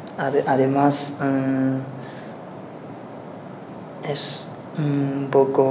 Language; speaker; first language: Spanish; non-native, learner; Chinese